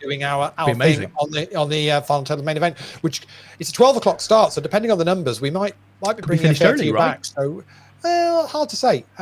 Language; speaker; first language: English; native; English